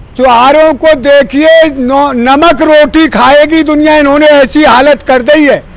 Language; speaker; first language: Hindi; native; Hindi